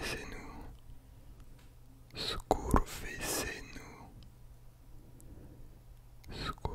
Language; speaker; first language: Polish; early bilingual, heritage; French